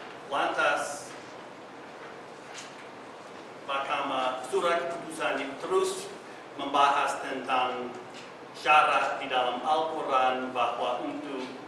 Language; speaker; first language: Indonesian; non-native, fluent; English